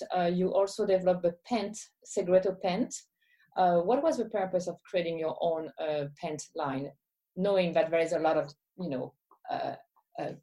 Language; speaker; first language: English; non-native, fluent; French